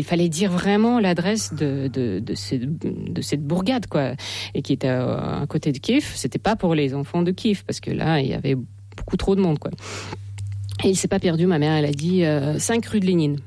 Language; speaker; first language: French; non-native, fluent; Russian